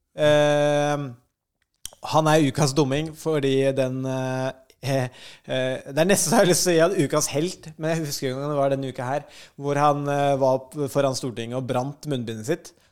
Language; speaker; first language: Norwegian; native; Norwegian